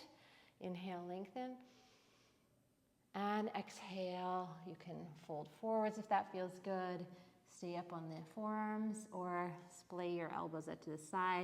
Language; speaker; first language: English; native; English